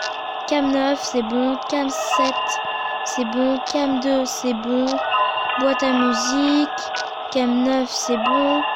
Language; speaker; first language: French; native; French